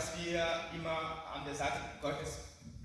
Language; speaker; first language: German; non-native, learner; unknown